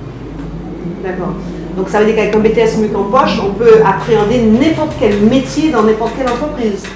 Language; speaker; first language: French; native; French